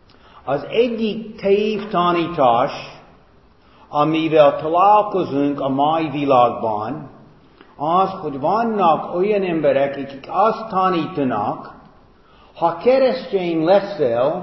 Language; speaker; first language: Hungarian; non-native, fluent; English